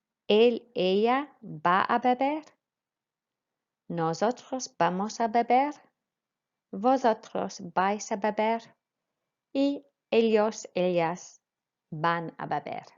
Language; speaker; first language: Spanish; non-native, fluent; English